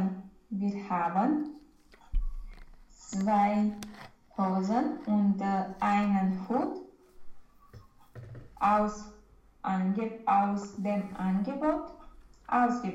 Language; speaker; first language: German; non-native, learner; Romanian